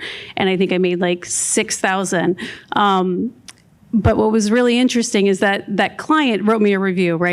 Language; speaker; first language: English; native; English